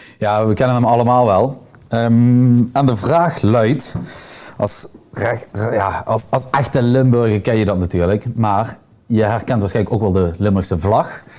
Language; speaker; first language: Dutch; native; Dutch